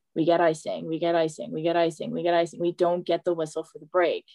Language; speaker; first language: English; native; English